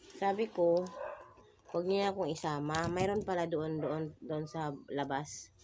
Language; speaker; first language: Filipino; non-native, local second language; Cebuano